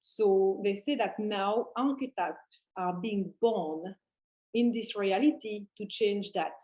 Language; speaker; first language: English; non-native, fluent; French